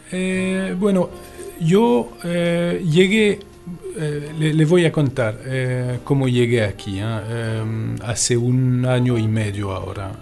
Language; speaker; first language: Spanish; non-native, fluent; French